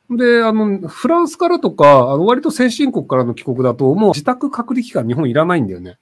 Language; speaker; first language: Japanese; native; Japanese